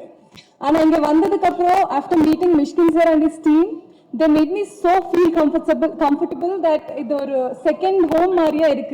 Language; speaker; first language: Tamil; non-native, local second language; Telugu